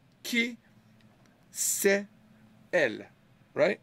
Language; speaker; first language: French; non-native, learner; English